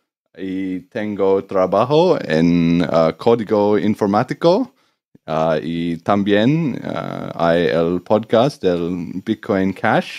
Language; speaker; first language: Spanish; non-native, learner; English